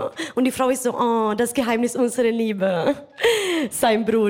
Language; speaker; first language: German; non-native, fluent; Italian